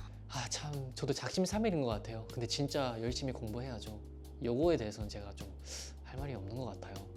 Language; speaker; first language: Korean; native; Korean